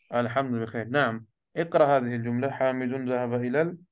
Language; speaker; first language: Arabic; non-native, fluent; Urdu